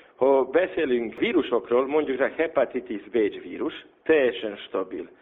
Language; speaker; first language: Hungarian; non-native, local second language; Serbian